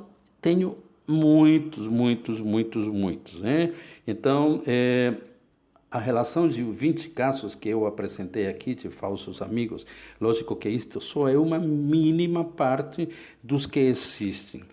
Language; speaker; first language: Portuguese; non-native, fluent; Spanish